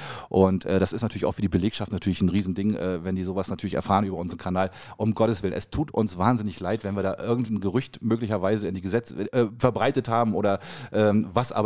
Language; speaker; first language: German; native; German